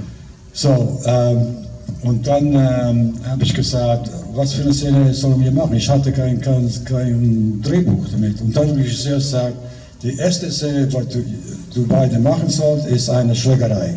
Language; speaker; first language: German; non-native, fluent; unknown